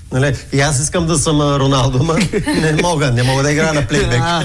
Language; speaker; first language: Bulgarian; native; Bulgarian